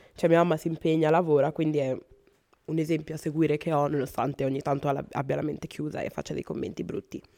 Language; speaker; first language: Italian; non-native, fluent; Spanish